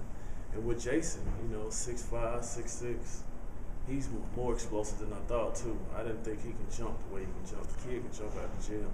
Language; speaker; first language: English; native; English